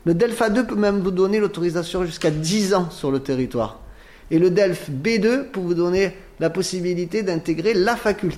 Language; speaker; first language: French; native; French